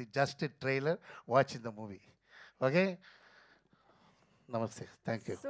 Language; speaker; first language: Telugu; non-native, local second language; Tamil